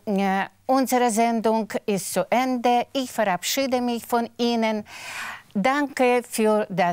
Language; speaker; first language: German; non-native, fluent; Russian